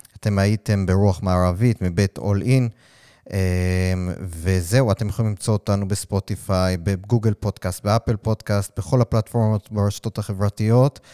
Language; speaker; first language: Hebrew; native; Hebrew